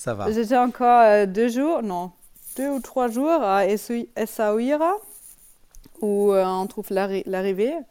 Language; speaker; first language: French; non-native, learner; German